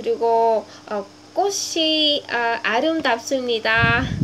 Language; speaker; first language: Korean; non-native, learner; Vietnamese